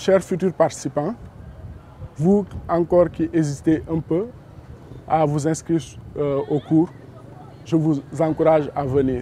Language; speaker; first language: French; non-native, local second language; Wolof